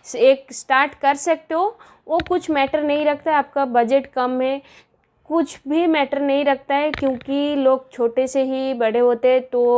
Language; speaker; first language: Hindi; non-native, local second language; Bangla